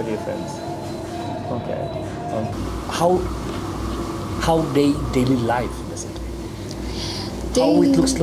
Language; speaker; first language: English; non-native, learner; Indonesian